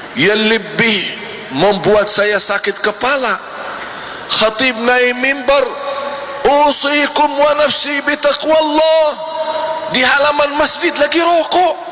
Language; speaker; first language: Malay; non-native, fluent; Arabic